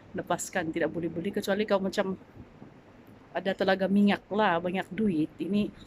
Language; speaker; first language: Malay; non-native, local second language; Central Dusun